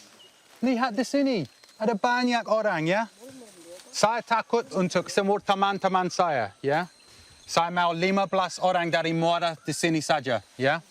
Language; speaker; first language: Indonesian; non-native, learner; English